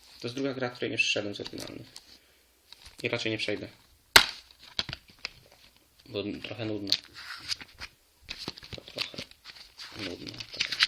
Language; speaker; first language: Polish; native; Polish